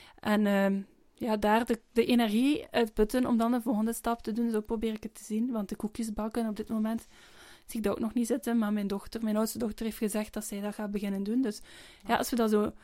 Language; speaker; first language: Dutch; native; Dutch